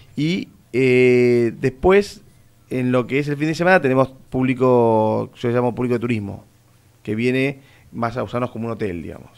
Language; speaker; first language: Spanish; native; Spanish